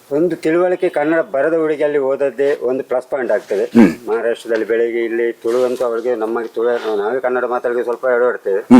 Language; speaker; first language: Kannada; non-native, local second language; Tulu